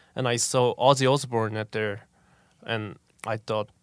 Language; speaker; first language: English; non-native, fluent; Korean